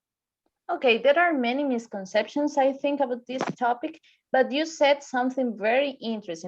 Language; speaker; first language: English; non-native, fluent; Spanish